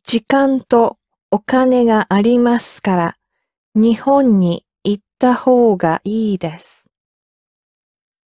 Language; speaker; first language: Japanese; non-native, learner; English